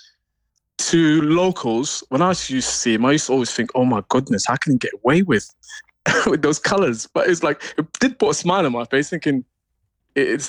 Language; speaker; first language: English; native; English